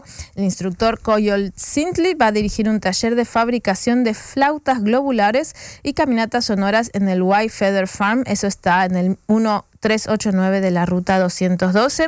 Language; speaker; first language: Spanish; native; Spanish